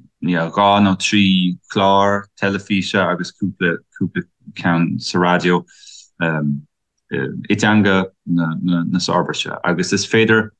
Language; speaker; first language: Irish; non-native, learner; German